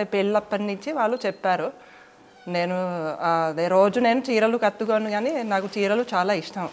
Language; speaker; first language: Telugu; non-native, fluent; Finnish